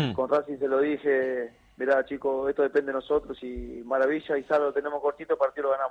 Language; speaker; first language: Spanish; native; Spanish